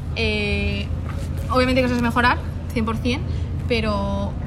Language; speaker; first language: Spanish; native; Spanish